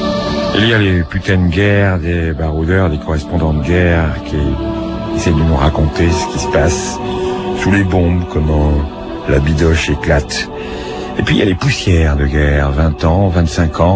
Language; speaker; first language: French; native; French